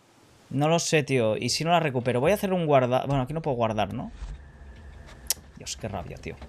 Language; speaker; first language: Spanish; native; Spanish